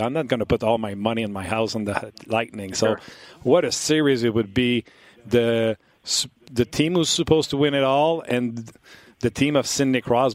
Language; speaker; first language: English; non-native, fluent; French